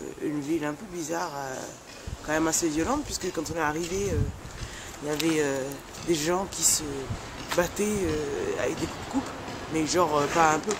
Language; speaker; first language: French; native; French